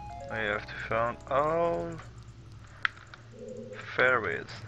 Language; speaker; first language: English; non-native, learner; French